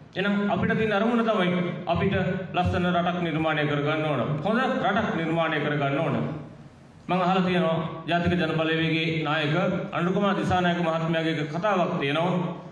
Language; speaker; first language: Sinhala; native; Sinhala